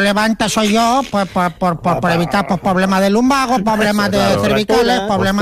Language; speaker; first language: Spanish; native; Spanish